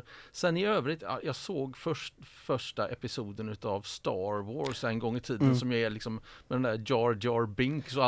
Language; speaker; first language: Swedish; native; Swedish